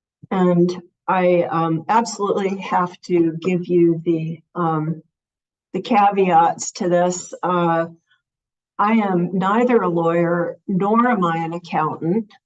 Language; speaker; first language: English; native; English